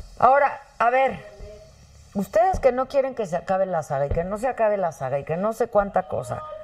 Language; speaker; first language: Spanish; native; Spanish